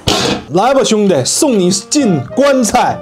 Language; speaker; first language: Chinese; native; Chinese